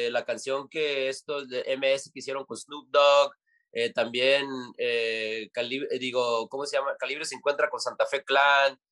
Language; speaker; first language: Spanish; early bilingual, heritage; Spanish